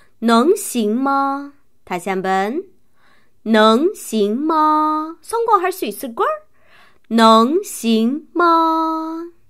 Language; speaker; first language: Korean; non-native, fluent; Chinese